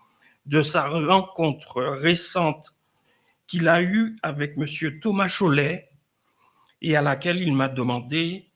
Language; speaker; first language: French; native; French